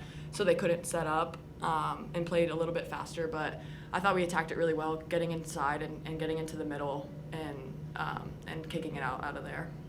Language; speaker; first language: English; native; English